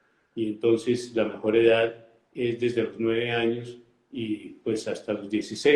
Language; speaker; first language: Spanish; native; Spanish